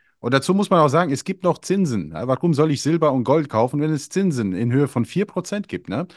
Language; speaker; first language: German; early bilingual, other home language; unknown